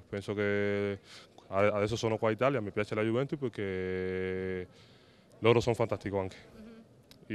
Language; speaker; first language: Italian; non-native, fluent; Spanish